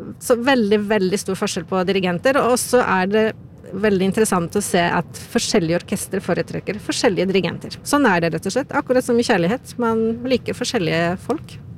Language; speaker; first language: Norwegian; non-native, fluent; Polish